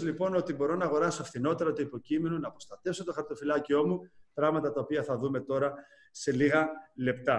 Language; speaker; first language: Greek; native; Greek